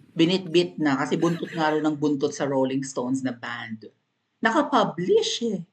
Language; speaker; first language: Filipino; non-native, local second language; Cebuano